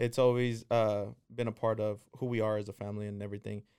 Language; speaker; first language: English; non-native, fluent; Spanish